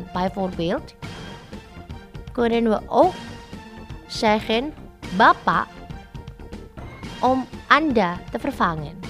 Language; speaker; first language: Dutch; non-native, fluent; Indonesian